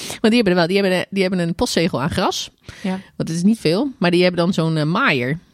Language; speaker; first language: Dutch; native; Dutch